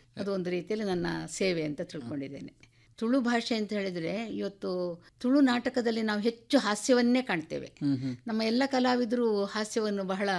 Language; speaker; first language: Kannada; non-native, local second language; Tulu